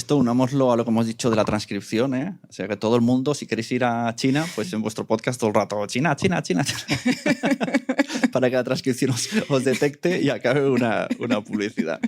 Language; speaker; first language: Spanish; native; Spanish